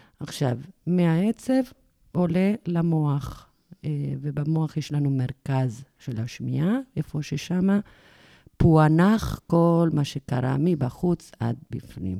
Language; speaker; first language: Hebrew; non-native, fluent; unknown